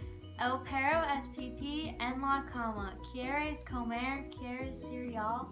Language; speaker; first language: Spanish; non-native, learner; English